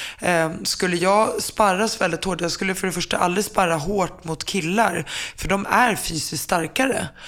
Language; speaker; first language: Swedish; early bilingual, other home language; Finnish